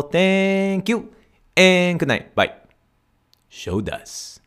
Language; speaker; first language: English; non-native, fluent; Chinese